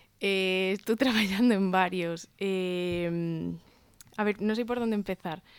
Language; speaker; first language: Galician; non-native, local second language; Spanish